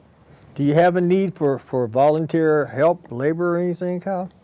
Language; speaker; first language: English; native; English